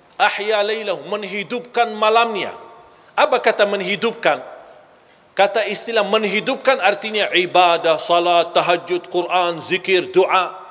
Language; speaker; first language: Malay; non-native, fluent; Arabic